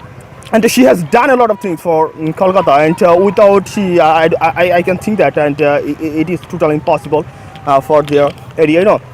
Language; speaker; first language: English; non-native, fluent; Bangla